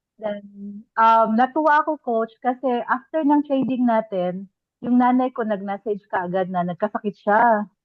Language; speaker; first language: Filipino; non-native, local second language; Cebuano